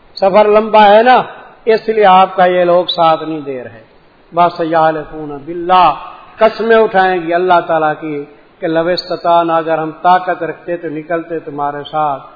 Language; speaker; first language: Urdu; non-native, local second language; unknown